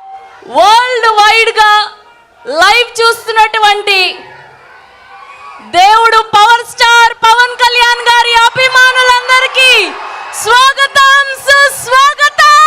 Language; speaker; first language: Telugu; native; Telugu